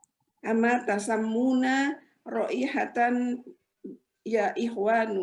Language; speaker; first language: Arabic; non-native, learner; Indonesian